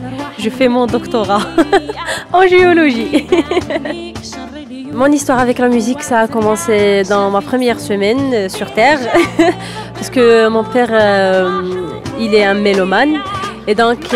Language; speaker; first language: French; non-native, local second language; Arabic